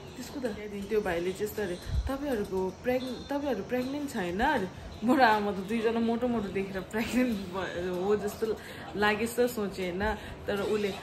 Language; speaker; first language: Nepali; non-native, local second language; Tibetan